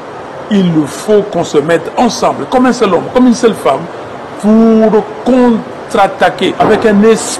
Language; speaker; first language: French; non-native, local second language; Lingala